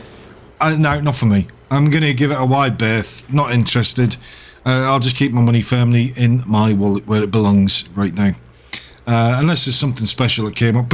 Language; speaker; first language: English; native; English